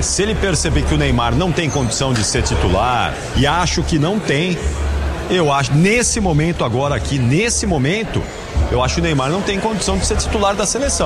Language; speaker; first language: Portuguese; native; Portuguese